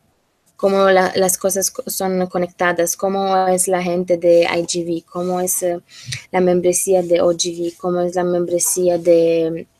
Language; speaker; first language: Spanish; non-native, learner; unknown